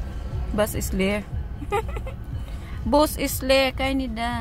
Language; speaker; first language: German; non-native, learner; Filipino